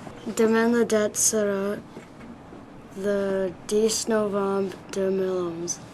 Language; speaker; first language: French; non-native, learner; English